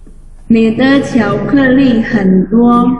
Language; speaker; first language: Chinese; non-native, fluent; Indonesian